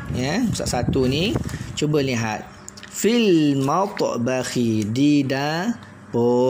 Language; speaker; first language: Malay; native; Malay